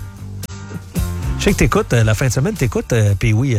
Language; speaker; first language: French; native; French